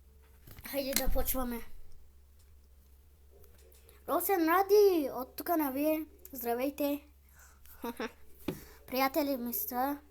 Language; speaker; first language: Bulgarian; non-native, local second language; Turkish